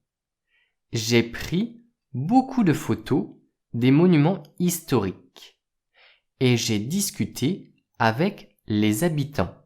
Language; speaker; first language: French; native; French